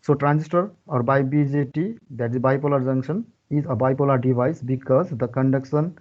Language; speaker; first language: English; non-native, local second language; Nepali